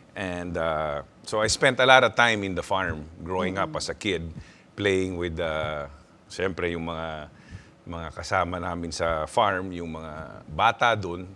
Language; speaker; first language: Filipino; non-native, local second language; Hiligaynon